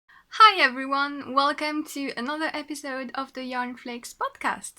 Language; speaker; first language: English; non-native, fluent; French